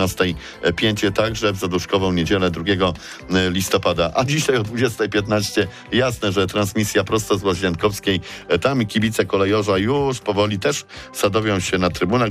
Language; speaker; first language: Polish; native; Polish